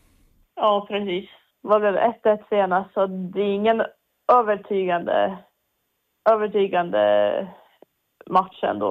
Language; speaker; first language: Swedish; native; Swedish